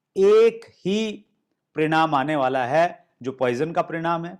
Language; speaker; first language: Hindi; native; Hindi